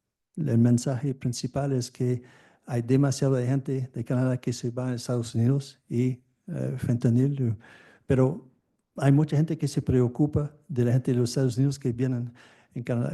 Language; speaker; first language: Spanish; non-native, fluent; French